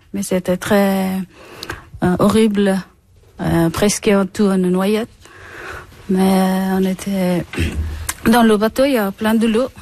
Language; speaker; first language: French; non-native, learner; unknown